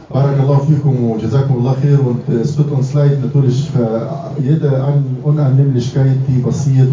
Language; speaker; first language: German; non-native, fluent; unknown